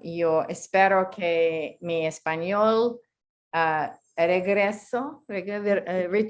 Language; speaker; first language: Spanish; non-native, learner; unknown